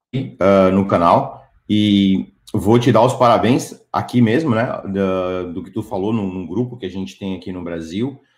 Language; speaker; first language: Portuguese; native; Portuguese